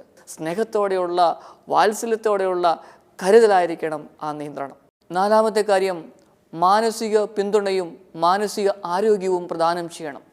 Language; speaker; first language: Malayalam; native; Malayalam